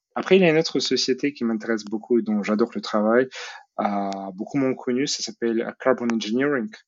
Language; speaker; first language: French; non-native, fluent; Russian